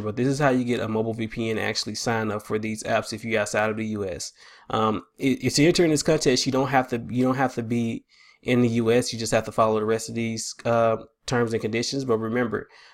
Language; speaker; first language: English; native; English